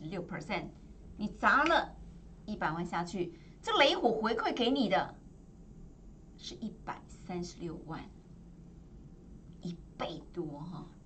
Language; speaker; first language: Chinese; native; Chinese